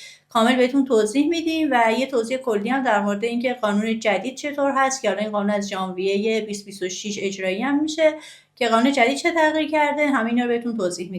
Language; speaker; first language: Persian; native; Persian